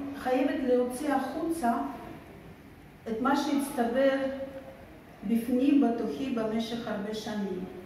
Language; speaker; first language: Hebrew; non-native, fluent; Russian